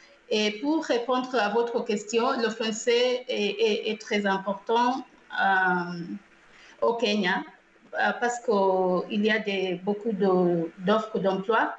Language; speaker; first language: French; non-native, fluent; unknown